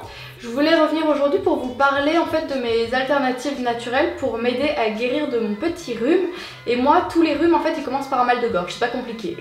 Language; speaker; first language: French; native; French